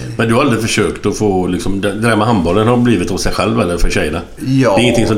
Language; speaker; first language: Swedish; native; Swedish